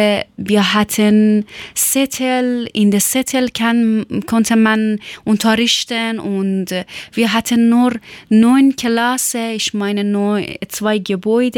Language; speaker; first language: German; non-native, learner; Persian